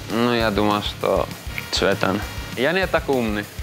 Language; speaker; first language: Russian; non-native, learner; Finnish